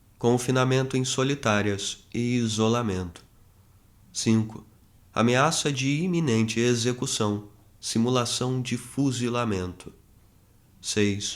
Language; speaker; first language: Portuguese; native; Portuguese